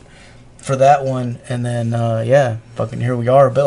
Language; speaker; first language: English; native; English